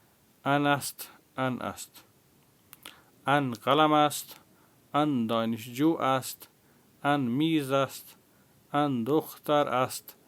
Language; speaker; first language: Persian; non-native, fluent; Urdu